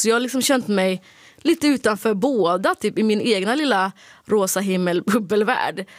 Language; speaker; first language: Swedish; early bilingual, other home language; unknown